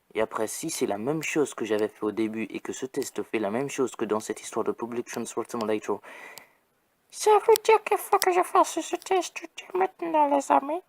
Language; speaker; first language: French; native; French